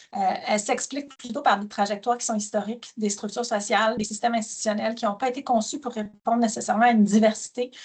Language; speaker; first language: French; native; French